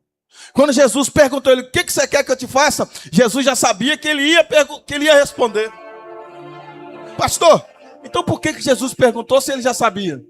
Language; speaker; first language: Portuguese; native; Portuguese